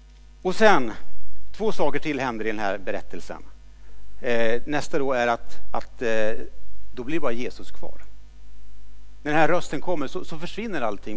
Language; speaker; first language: Swedish; native; Swedish